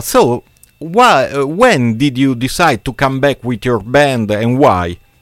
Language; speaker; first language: English; non-native, learner; Italian